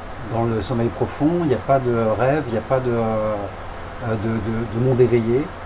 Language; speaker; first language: French; native; French